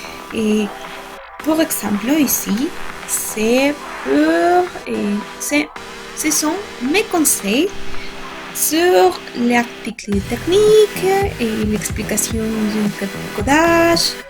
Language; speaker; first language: French; non-native, learner; Spanish